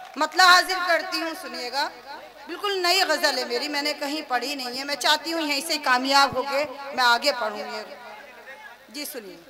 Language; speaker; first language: Hindi; native; Hindi